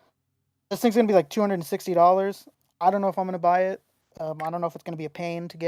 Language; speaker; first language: English; native; English